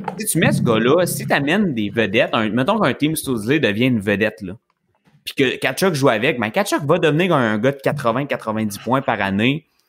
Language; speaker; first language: French; native; French